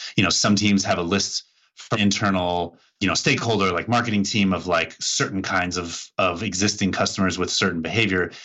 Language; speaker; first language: English; native; English